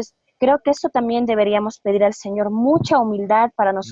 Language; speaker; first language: Spanish; native; Spanish